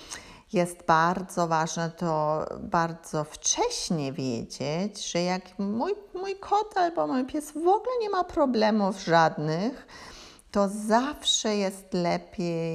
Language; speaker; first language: Polish; non-native, learner; German